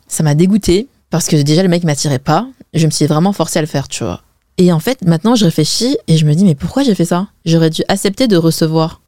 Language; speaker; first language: French; early bilingual, other home language; Wu Chinese